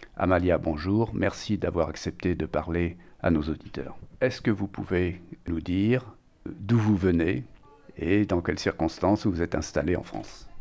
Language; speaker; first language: French; native; French